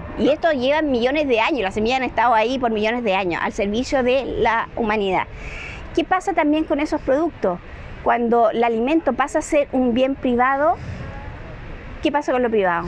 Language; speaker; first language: Spanish; native; Spanish